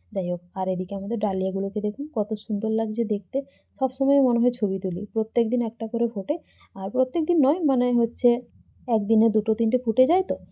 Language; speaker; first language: Bangla; non-native, local second language; Santali